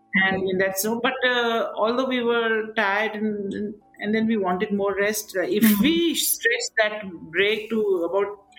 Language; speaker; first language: English; non-native, local second language; Nepali